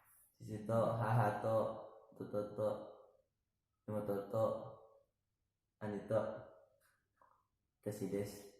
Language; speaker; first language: Japanese; non-native, learner; Indonesian